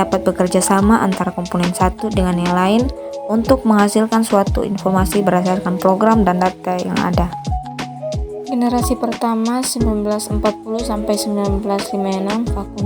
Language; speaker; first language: Indonesian; native; Indonesian